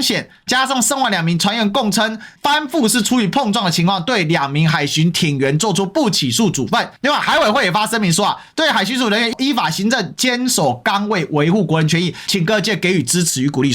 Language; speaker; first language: Chinese; native; Chinese